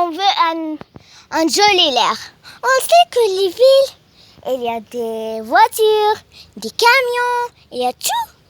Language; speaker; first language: French; non-native, learner; Arabic